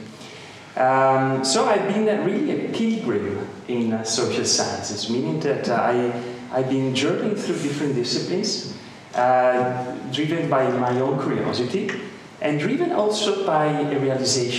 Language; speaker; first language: English; non-native, fluent; Italian